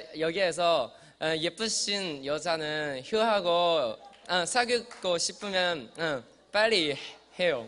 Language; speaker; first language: Korean; non-native, learner; Chinese